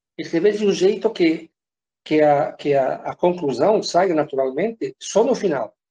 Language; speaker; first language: Portuguese; non-native, fluent; Spanish